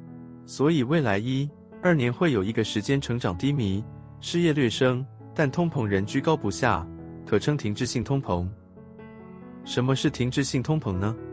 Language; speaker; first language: Chinese; native; Chinese